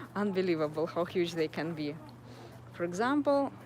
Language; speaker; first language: English; non-native, fluent; Russian